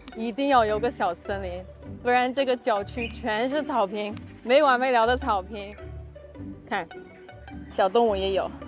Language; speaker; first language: Chinese; non-native, fluent; English